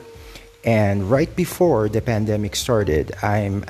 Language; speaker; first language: English; non-native, local second language; Filipino